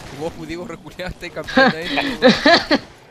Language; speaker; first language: Spanish; native; Spanish